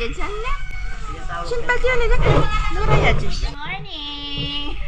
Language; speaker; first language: Korean; non-native, learner; Filipino